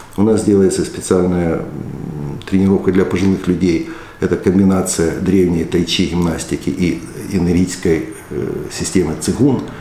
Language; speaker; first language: Russian; early bilingual, other home language; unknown